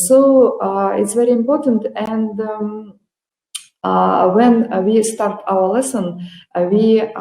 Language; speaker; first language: English; non-native, learner; Russian